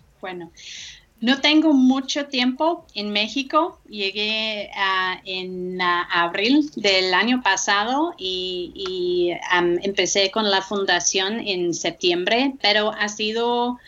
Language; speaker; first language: Spanish; non-native, fluent; English